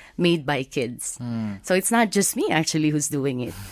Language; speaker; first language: English; non-native, local second language; Filipino